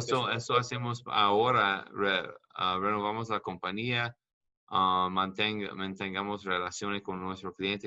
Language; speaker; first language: Spanish; non-native, learner; English